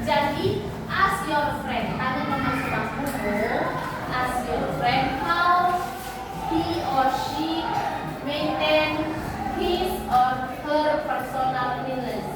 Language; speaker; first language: English; non-native, learner; Indonesian